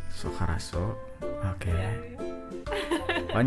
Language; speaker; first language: Russian; non-native, learner; Indonesian